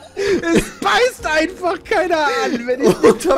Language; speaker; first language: German; native; German